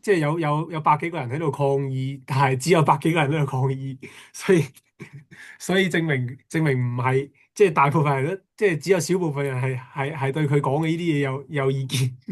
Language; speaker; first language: Chinese; native; Chinese